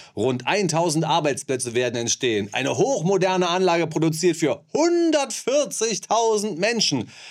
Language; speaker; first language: German; native; German